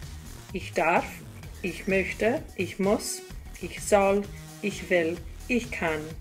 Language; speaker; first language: German; non-native, fluent; Welsh